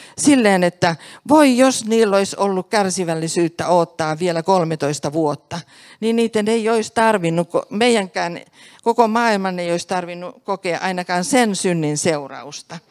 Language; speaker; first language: Finnish; native; Finnish